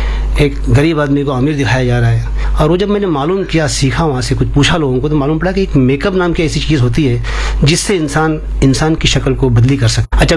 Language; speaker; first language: Hindi; non-native, local second language; Marathi